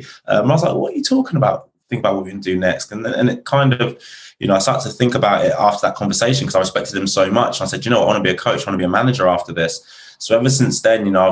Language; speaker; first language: English; native; English